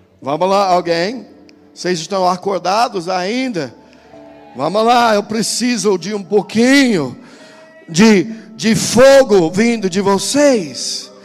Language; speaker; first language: Portuguese; non-native, fluent; English